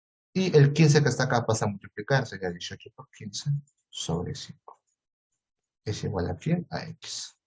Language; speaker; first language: Spanish; native; Spanish